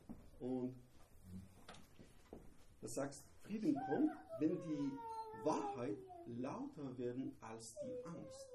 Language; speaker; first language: German; non-native, learner; Persian